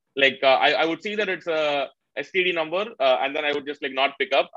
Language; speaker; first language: English; non-native, local second language; Tamil